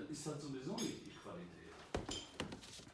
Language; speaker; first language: German; native; German